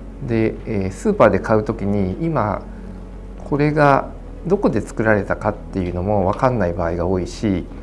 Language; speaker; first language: Japanese; native; Japanese